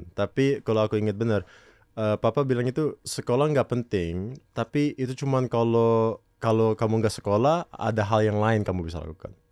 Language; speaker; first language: Indonesian; non-native, local second language; English